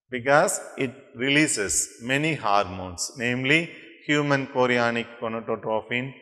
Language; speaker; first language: English; non-native, local second language; Tamil